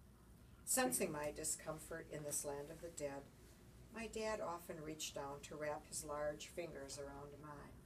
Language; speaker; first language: English; native; English